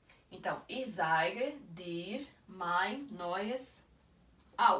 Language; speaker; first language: German; non-native, fluent; Portuguese